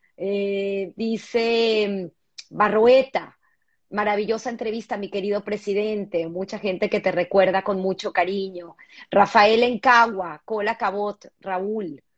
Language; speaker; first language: Spanish; native; Spanish